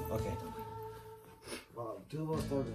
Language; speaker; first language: Portuguese; non-native, learner; English